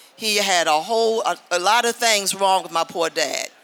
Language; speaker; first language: English; native; English